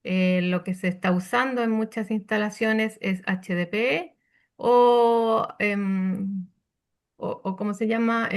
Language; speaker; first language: Spanish; native; Spanish